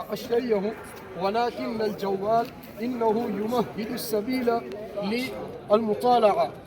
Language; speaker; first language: Arabic; non-native, learner; Urdu